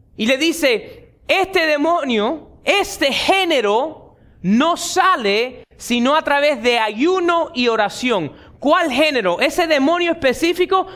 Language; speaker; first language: Spanish; early bilingual, heritage; Spanish